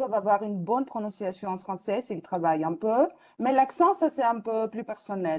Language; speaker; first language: French; non-native, fluent; Greek